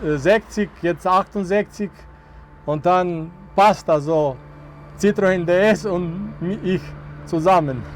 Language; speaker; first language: German; non-native, fluent; Serbian